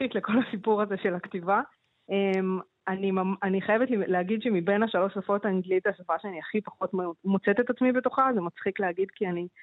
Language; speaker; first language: Hebrew; native; Hebrew